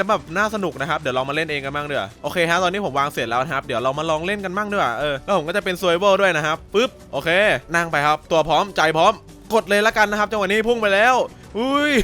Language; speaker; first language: Thai; native; Thai